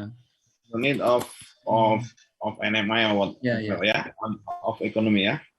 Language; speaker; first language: English; non-native, learner; Malay